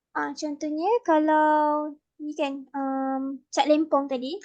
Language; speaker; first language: Malay; native; Malay